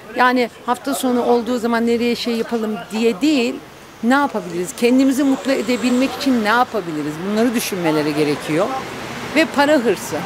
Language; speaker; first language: Turkish; native; Turkish